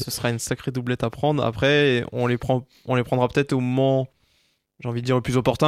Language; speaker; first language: French; native; French